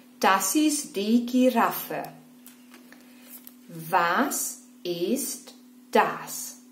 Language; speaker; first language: German; non-native, fluent; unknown